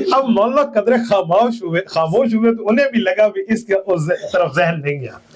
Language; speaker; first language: Urdu; non-native, local second language; Punjabi